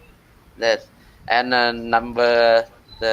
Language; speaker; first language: English; non-native, learner; Vietnamese